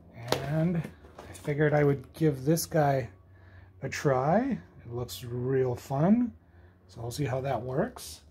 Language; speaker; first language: English; native; English